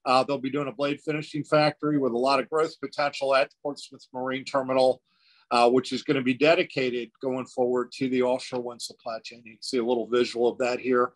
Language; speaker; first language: English; native; English